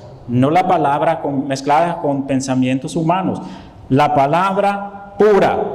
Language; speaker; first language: Spanish; non-native, fluent; Dutch